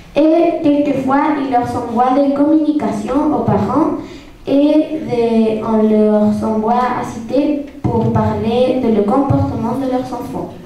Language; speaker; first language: French; non-native, learner; Spanish